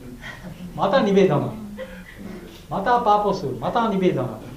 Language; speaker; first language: Japanese; non-native, fluent; Bangla